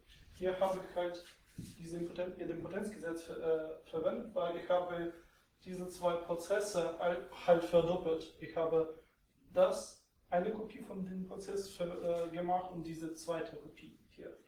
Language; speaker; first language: German; non-native, fluent; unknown